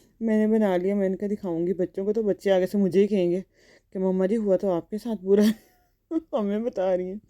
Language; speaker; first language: Urdu; native; Urdu